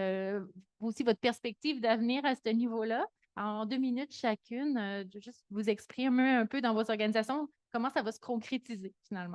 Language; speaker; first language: French; native; French